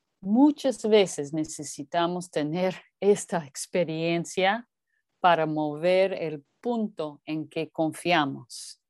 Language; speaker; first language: Spanish; non-native, fluent; English